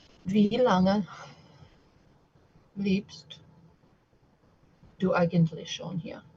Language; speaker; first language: German; non-native, learner; English